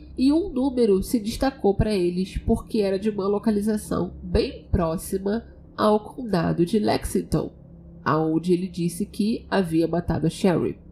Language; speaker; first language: Portuguese; native; Portuguese